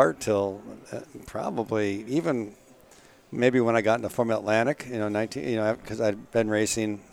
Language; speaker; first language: English; native; English